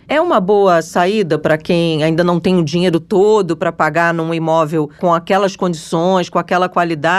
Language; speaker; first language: Portuguese; native; Portuguese